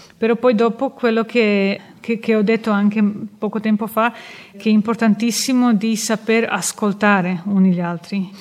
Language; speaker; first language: Italian; non-native, fluent; Croatian